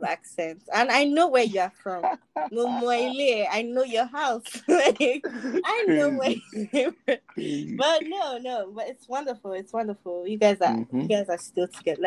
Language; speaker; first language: English; non-native, local second language; Yoruba